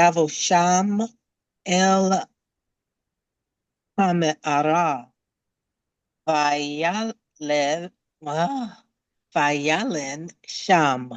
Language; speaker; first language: Hebrew; non-native, learner; English